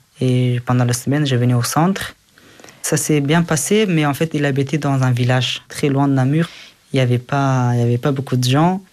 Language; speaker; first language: French; early bilingual, other home language; Persian